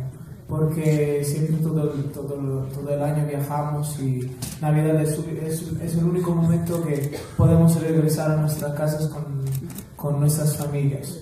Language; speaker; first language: Spanish; non-native, fluent; Italian